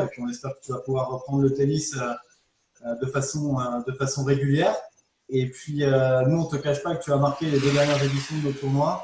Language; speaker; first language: French; native; French